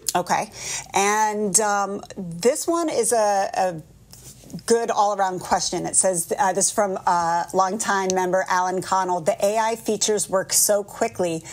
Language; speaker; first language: English; native; English